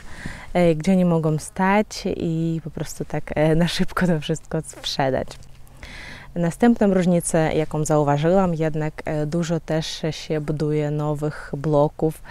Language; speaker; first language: Polish; non-native, fluent; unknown